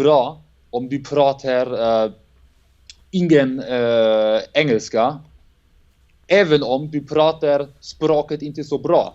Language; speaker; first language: Swedish; non-native, learner; German